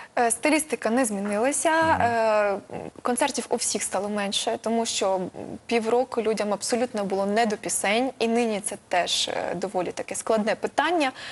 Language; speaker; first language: Ukrainian; non-native, local second language; Russian